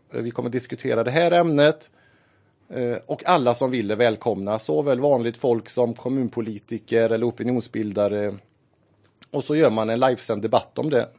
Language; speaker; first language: Swedish; native; Swedish